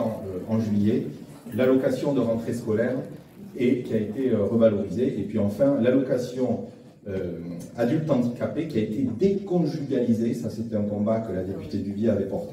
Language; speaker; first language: French; native; French